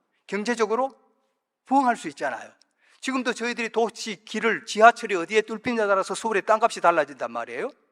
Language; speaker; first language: Korean; native; Korean